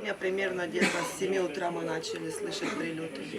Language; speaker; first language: Russian; native; Russian